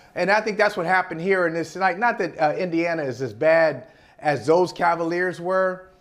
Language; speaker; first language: English; native; English